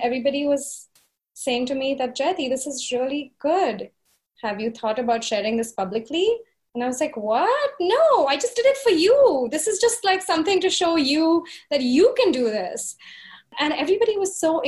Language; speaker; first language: English; non-native, local second language; Hindi